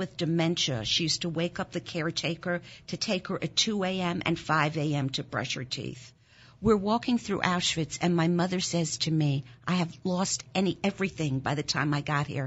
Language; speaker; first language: English; non-native, fluent; German